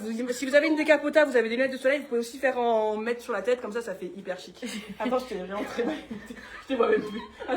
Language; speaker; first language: French; native; French